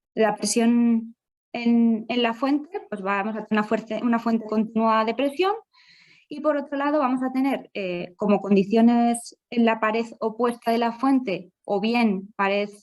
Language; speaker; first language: Spanish; native; Spanish